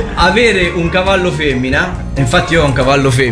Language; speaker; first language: Italian; native; Italian